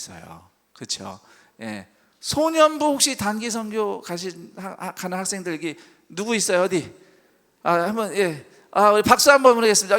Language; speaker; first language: Korean; native; Korean